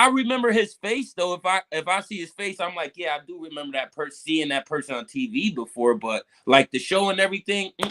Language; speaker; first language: English; native; English